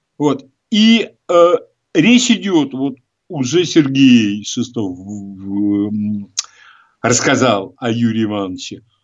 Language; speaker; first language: Russian; native; Russian